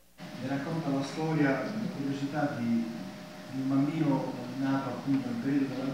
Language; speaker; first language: Italian; native; Italian